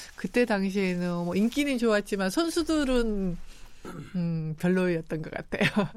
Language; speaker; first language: Korean; native; Korean